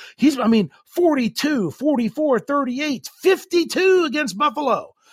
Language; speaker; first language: English; native; English